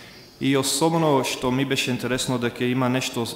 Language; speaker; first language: Macedonian; non-native, fluent; English